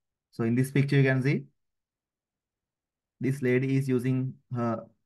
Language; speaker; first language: English; non-native, local second language; Sinhala